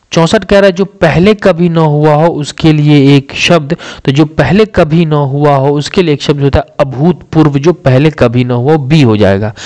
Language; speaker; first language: Hindi; native; Hindi